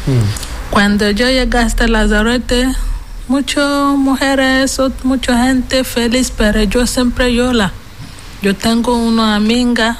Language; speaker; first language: Spanish; non-native, learner; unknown